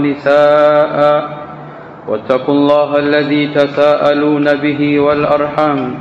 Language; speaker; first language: Arabic; non-native, fluent; Swahili